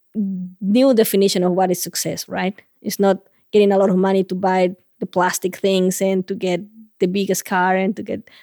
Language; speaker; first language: English; non-native, fluent; Spanish